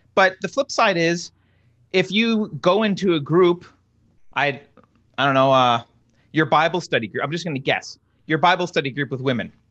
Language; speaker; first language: English; native; English